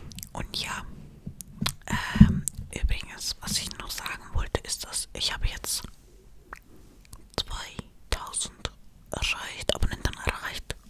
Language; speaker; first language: German; non-native, fluent; Estonian